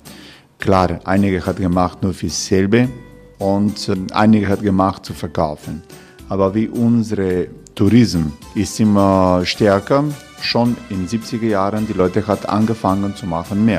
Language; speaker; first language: German; non-native, learner; Croatian